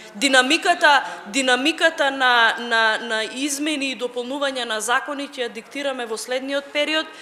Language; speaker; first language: Macedonian; native; Macedonian